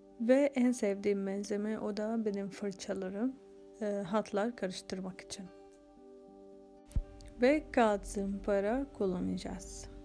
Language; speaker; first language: Turkish; non-native, fluent; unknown